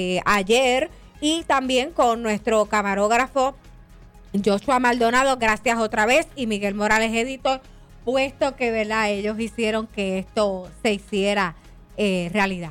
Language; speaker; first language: Spanish; native; Spanish